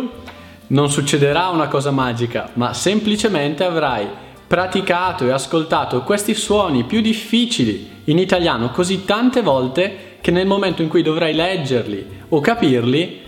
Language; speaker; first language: Italian; native; Italian